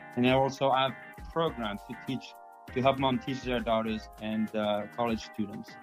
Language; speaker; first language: English; non-native, fluent; French